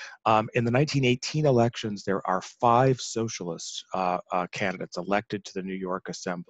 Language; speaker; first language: English; native; English